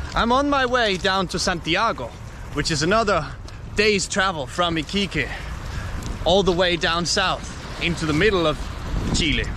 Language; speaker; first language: English; non-native, fluent; Danish